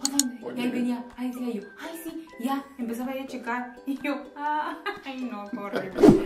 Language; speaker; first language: Spanish; native; Spanish